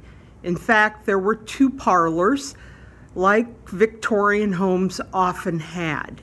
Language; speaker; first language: English; native; English